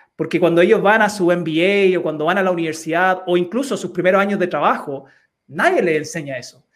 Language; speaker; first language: Spanish; early bilingual, heritage; Spanish